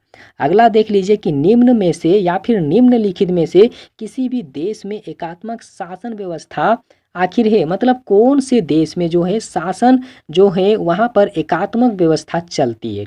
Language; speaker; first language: Hindi; native; Hindi